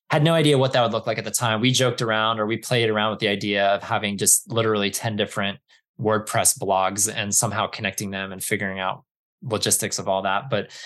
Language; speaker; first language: English; native; English